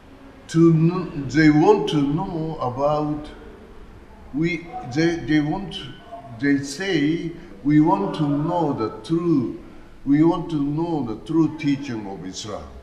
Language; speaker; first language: English; non-native, learner; Japanese